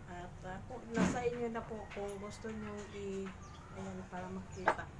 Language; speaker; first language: Filipino; non-native, local second language; Cebuano